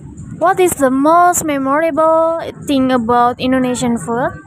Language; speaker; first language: English; non-native, learner; Indonesian